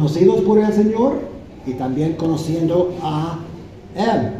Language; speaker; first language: Spanish; non-native, fluent; English